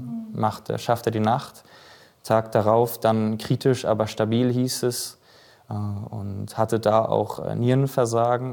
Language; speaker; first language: German; native; German